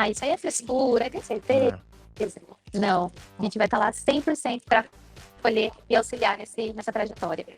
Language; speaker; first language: Portuguese; native; Portuguese